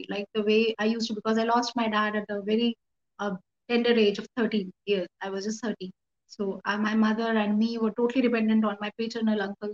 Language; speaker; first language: English; non-native, local second language; Hindi